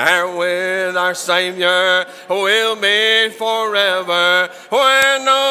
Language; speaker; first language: English; native; English